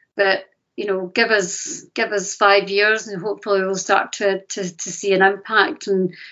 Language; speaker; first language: English; native; English